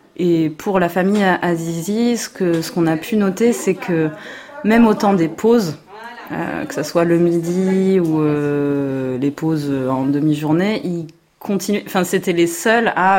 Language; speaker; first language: French; native; French